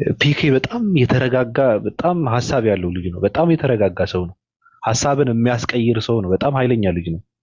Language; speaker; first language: Amharic; native; Amharic